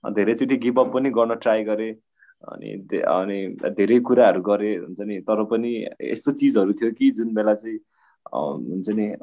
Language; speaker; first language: Nepali; non-native, local second language; Limbu